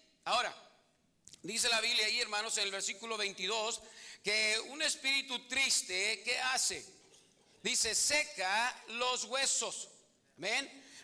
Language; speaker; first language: Spanish; early bilingual, heritage; Spanish